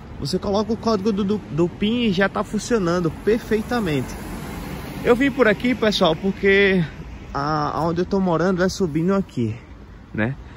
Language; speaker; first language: Portuguese; native; Portuguese